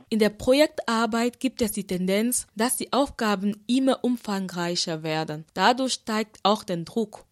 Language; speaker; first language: German; native; German